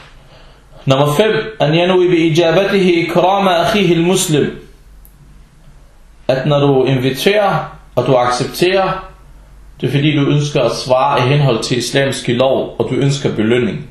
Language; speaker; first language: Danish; early bilingual, other home language; Arabic